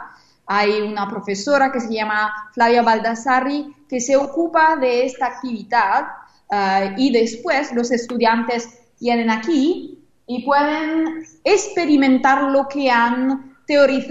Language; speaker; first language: Spanish; non-native, fluent; Italian